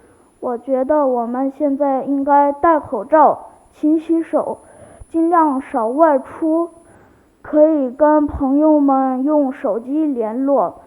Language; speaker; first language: Chinese; early bilingual, heritage; Chinese